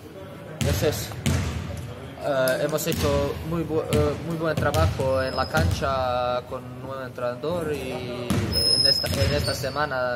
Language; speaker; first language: Spanish; non-native, fluent; Serbian